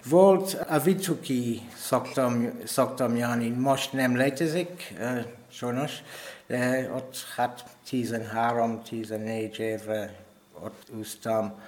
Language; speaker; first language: Hungarian; non-native, learner; English